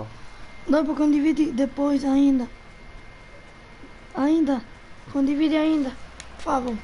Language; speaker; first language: Portuguese; non-native, fluent; Italian